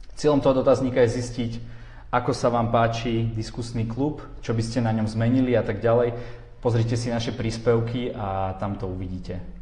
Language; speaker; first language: Slovak; native; Slovak